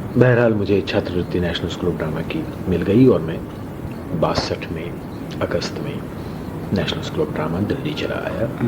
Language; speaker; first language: Hindi; non-native, local second language; Rajasthani